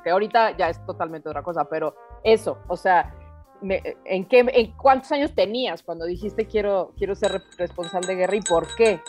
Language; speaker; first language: Spanish; native; Spanish